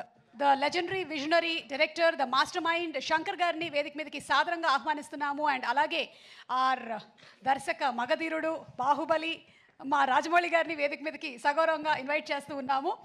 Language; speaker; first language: Telugu; native; Telugu